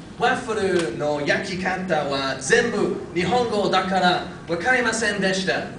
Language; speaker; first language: Japanese; non-native, fluent; English